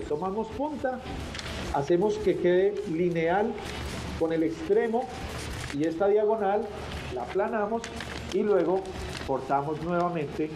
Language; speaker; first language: Spanish; native; Spanish